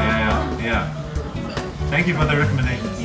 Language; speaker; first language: English; non-native, fluent; German